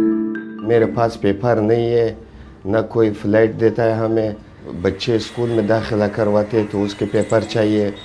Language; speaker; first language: Hindi; non-native, fluent; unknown